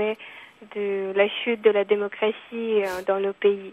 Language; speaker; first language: French; non-native, fluent; Kyrgyz